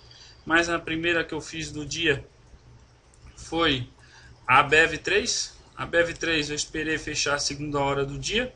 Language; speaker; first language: Portuguese; native; Portuguese